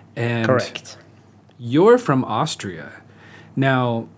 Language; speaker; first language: English; native; English